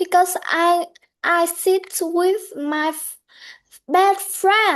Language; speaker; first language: English; non-native, learner; Vietnamese